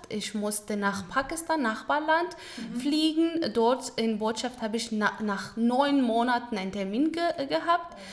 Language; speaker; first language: German; non-native, learner; Pashto